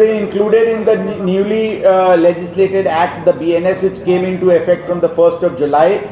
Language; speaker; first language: English; non-native, local second language; Marathi